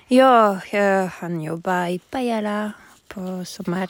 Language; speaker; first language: Swedish; non-native, learner; French